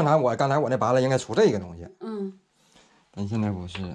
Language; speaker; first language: Chinese; native; Chinese